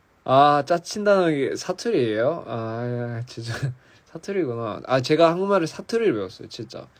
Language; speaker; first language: Korean; early bilingual, heritage; English